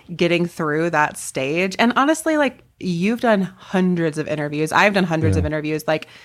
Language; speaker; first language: English; native; English